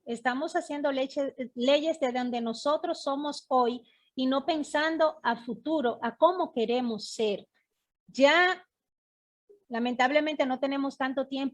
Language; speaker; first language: Spanish; native; Spanish